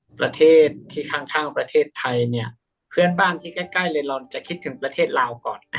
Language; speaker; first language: Thai; native; Thai